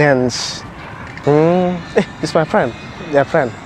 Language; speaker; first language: English; non-native, learner; Balinese